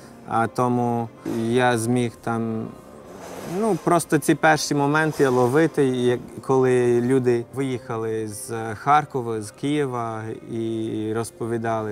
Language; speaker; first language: Ukrainian; non-native, fluent; English